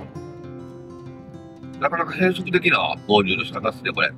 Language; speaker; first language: Japanese; native; Japanese